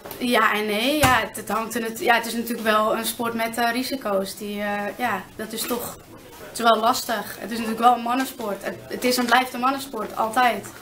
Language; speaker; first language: Dutch; early bilingual, other home language; Arabic